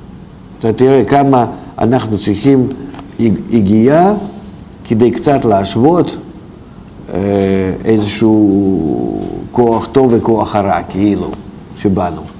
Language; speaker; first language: Hebrew; non-native, fluent; Russian